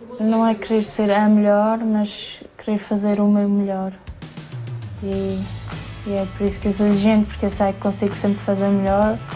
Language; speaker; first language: Portuguese; early bilingual, other home language; German